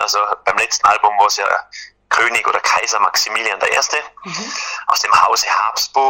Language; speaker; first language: German; native; German